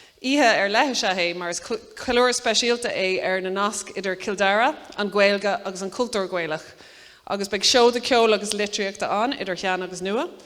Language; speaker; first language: Irish; native; Irish